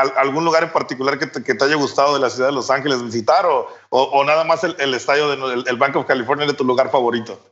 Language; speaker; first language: Spanish; native; Spanish